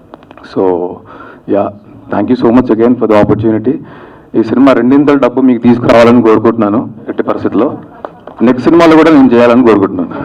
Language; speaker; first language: Telugu; native; Telugu